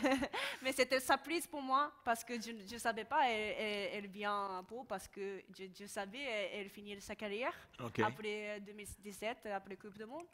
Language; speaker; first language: French; non-native, learner; Japanese